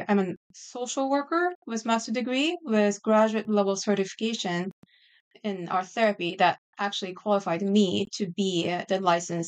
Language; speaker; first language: English; non-native, fluent; Japanese